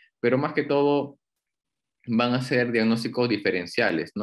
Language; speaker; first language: Spanish; native; Spanish